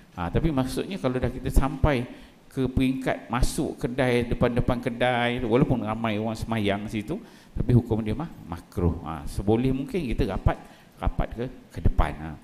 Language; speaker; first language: Malay; native; Malay